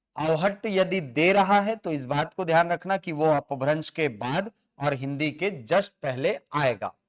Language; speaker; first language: Hindi; native; Hindi